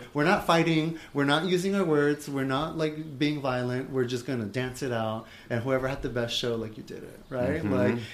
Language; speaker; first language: English; native; English